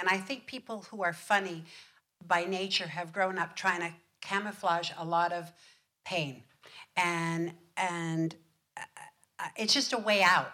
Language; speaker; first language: English; native; English